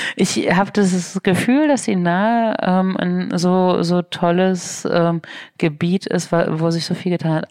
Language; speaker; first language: German; native; German